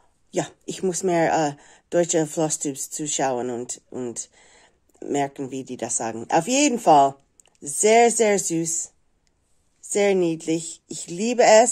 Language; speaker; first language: German; non-native, fluent; English